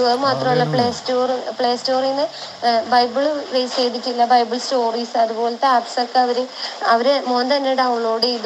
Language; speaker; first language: Malayalam; native; Malayalam